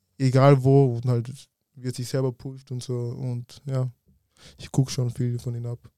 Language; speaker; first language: German; early bilingual, other home language; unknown